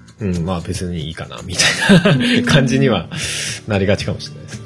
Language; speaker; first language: Japanese; native; Japanese